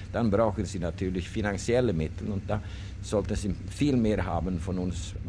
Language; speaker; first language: German; non-native, learner; Swedish